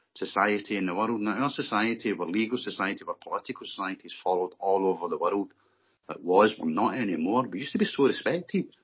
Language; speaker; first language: English; native; English